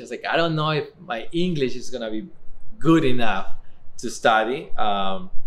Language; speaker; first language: English; non-native, fluent; Spanish